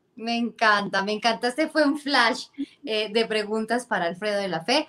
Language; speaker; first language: Spanish; native; Spanish